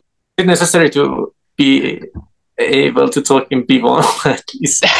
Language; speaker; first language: English; non-native, learner; Persian